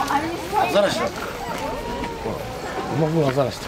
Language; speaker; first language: Japanese; native; Japanese